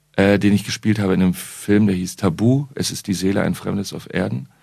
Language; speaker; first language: German; native; German